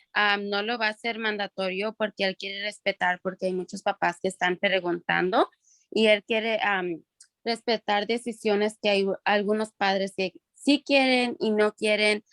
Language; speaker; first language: Spanish; early bilingual, other home language; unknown